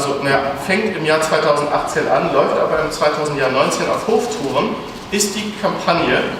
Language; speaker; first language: German; native; German